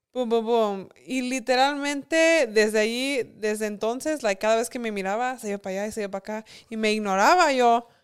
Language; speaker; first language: Spanish; early bilingual, heritage; Spanish